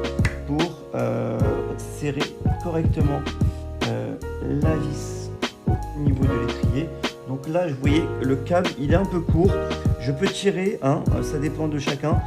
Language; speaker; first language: French; native; French